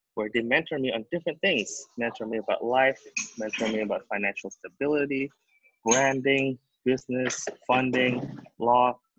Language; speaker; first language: English; non-native, fluent; Indonesian